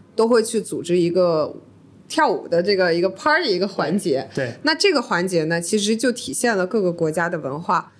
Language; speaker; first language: Chinese; early bilingual, heritage; Chinese